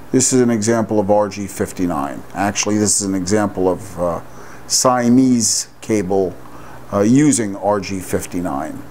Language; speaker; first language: English; native; English